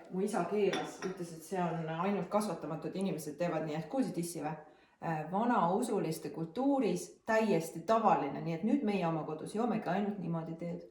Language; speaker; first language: Estonian; native; Estonian